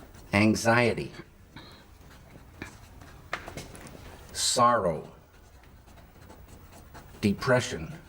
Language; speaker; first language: English; native; English